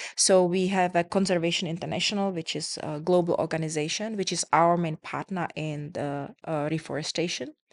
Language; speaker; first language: English; non-native, fluent; Czech